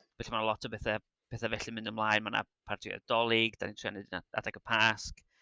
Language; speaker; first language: Welsh; native; Welsh